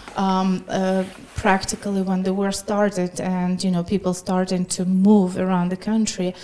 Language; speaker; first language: English; non-native, fluent; Ukrainian